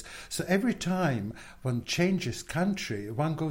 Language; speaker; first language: English; non-native, fluent; Czech